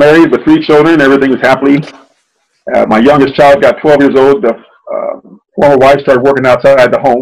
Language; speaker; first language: English; native; English